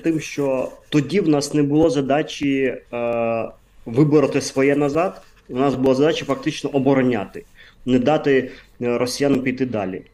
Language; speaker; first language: Ukrainian; non-native, fluent; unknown